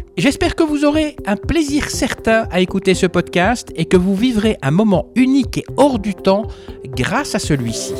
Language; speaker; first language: French; native; French